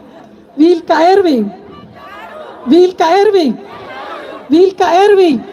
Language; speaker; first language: Swedish; non-native, fluent; Tigrinya